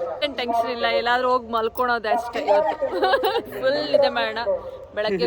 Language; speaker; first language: Kannada; native; Kannada